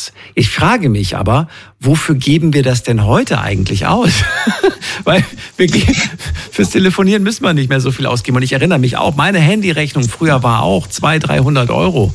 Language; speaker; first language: German; native; German